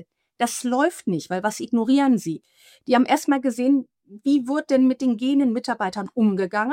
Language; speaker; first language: German; native; German